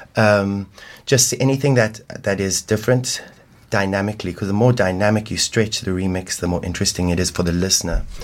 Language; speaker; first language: English; native; English